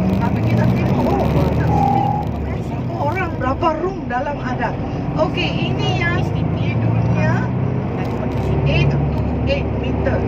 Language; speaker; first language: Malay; non-native, local second language; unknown